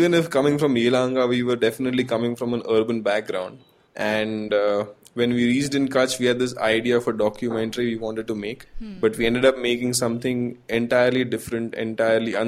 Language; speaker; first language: English; non-native, local second language; Gujarati